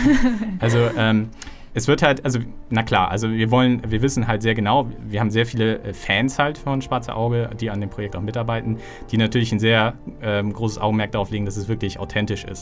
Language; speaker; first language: German; native; German